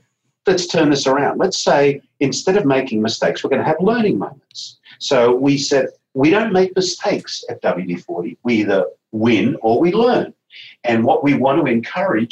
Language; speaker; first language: English; native; English